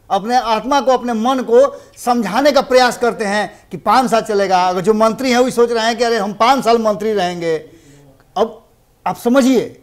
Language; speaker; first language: Hindi; native; Hindi